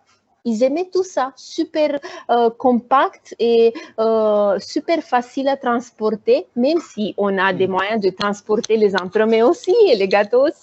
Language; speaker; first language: French; non-native, fluent; Romanian